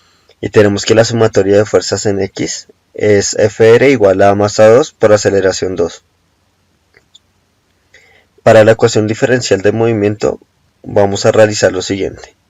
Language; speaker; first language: Spanish; native; Spanish